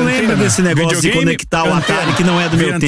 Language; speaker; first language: Portuguese; native; Portuguese